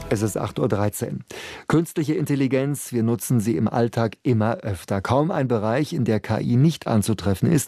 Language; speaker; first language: German; native; German